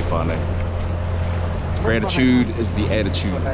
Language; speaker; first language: English; native; English